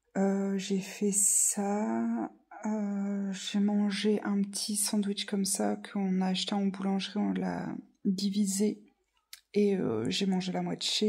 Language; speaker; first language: French; native; French